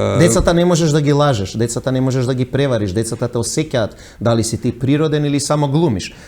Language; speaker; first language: Macedonian; early bilingual, heritage; Macedonian